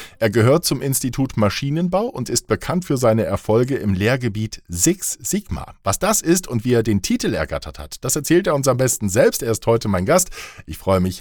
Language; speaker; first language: German; native; German